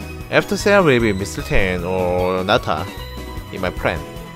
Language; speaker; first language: English; non-native, learner; Korean